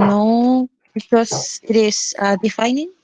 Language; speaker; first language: English; non-native, learner; Spanish